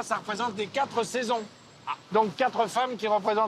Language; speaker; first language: French; native; French